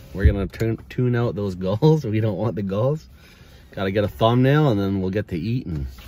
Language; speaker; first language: English; native; English